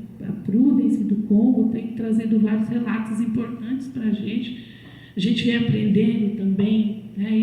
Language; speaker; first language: Portuguese; native; Portuguese